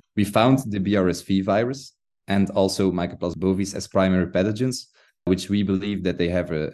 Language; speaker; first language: English; non-native, fluent; Dutch